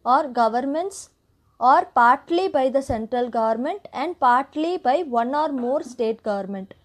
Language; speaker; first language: English; non-native, local second language; Tamil